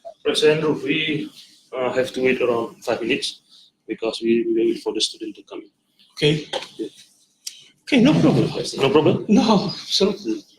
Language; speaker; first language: English; non-native, local second language; Malay